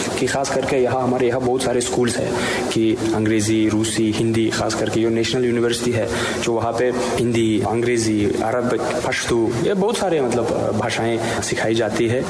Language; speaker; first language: Hindi; non-native, fluent; Tajik